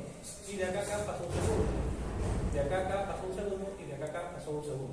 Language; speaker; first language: Spanish; native; Spanish